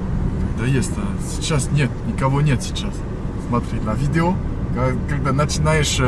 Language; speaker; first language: Russian; non-native, learner; French